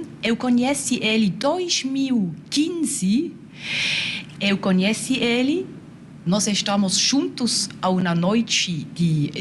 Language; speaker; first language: Portuguese; non-native, learner; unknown